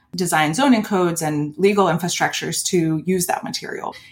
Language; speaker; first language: English; early bilingual, other home language; Lithuanian